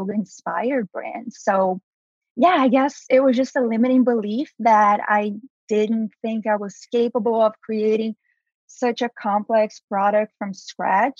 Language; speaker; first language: English; non-native, fluent; Portuguese